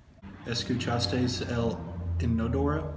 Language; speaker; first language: Spanish; non-native, learner; English